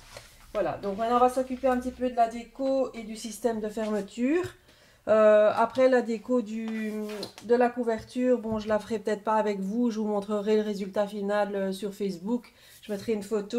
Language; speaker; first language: French; native; French